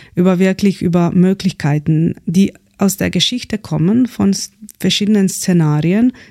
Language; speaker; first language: German; non-native, fluent; Slovenian